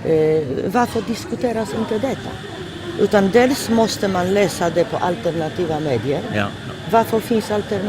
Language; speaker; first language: Swedish; non-native, fluent; Polish